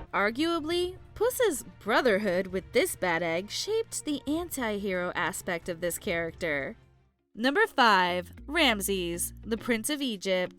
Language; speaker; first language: English; native; English